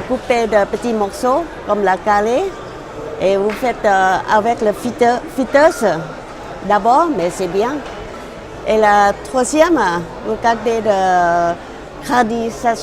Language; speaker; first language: French; non-native, learner; Thai